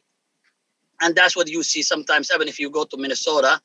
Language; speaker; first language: English; non-native, fluent; Somali